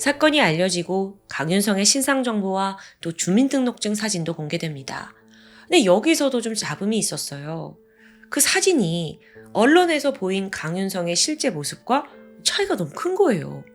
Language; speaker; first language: Korean; native; Korean